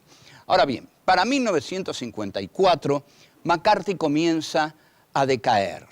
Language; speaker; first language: Spanish; native; Spanish